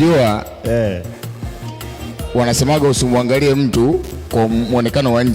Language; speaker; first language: Swahili; native; Swahili